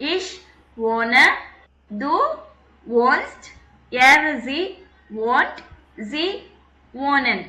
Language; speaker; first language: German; non-native, fluent; Tamil